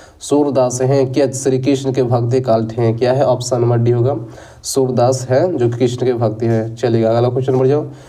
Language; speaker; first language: Hindi; native; Hindi